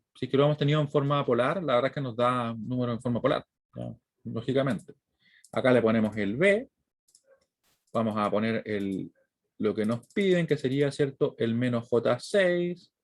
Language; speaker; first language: Spanish; native; Spanish